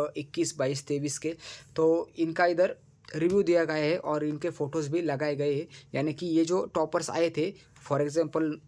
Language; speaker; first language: Hindi; non-native, local second language; Marathi